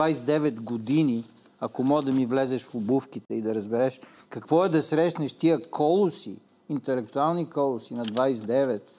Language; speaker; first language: Bulgarian; native; Bulgarian